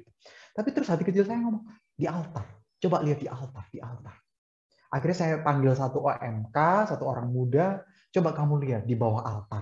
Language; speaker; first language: Indonesian; native; Indonesian